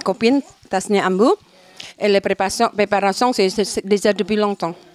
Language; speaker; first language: French; non-native, learner; Indonesian